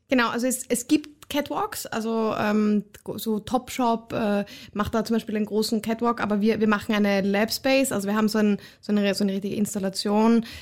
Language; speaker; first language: German; native; German